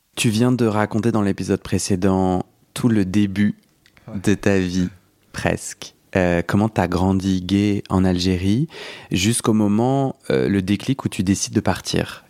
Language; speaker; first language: French; native; French